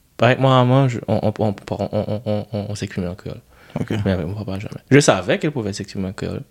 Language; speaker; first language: French; non-native, local second language; Haitian Creole